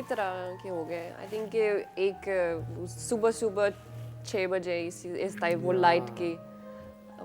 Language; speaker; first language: Hindi; non-native, learner; English